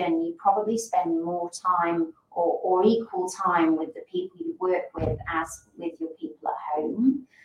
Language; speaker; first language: English; native; English